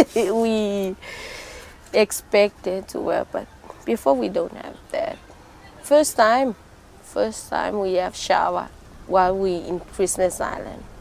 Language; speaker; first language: English; non-native, fluent; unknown